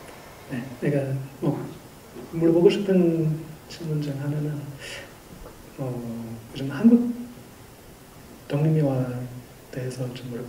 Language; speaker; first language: Korean; non-native, fluent; English